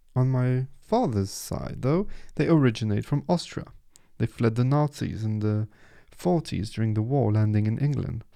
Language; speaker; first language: English; non-native, fluent; French